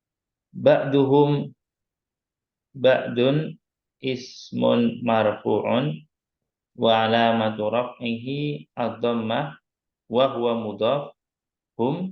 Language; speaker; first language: Arabic; non-native, fluent; Indonesian